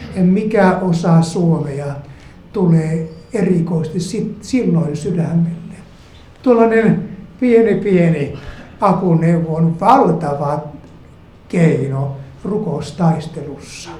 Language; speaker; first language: Finnish; native; Finnish